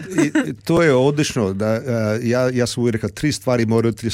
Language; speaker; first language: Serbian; early bilingual, heritage; Serbian